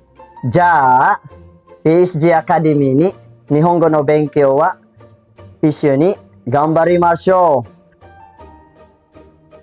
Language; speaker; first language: Japanese; non-native, learner; Filipino